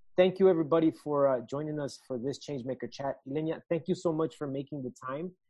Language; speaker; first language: English; early bilingual, other home language; Spanish